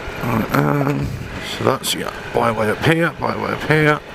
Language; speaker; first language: English; native; English